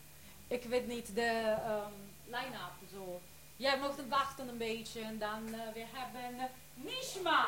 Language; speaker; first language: Dutch; non-native, learner; Italian